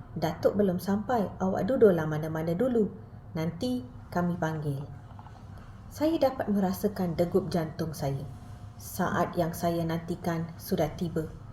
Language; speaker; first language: Malay; non-native, local second language; Tamil